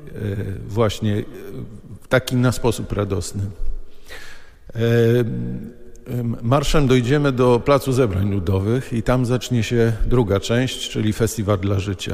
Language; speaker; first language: Polish; native; Polish